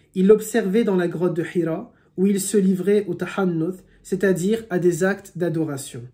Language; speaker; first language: French; native; French